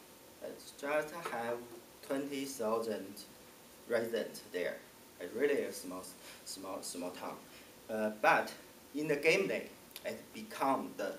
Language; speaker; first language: English; non-native, learner; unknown